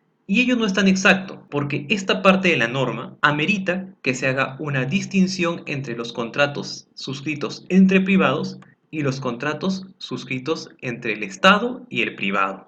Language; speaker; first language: Spanish; native; Spanish